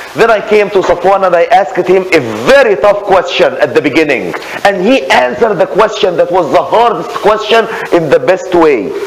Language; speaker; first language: English; non-native, fluent; Arabic